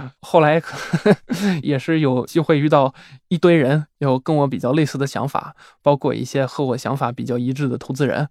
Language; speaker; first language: Chinese; non-native, fluent; Swiss German